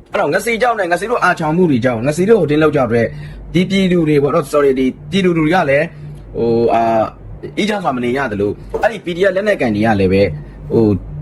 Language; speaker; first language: Burmese; native; Burmese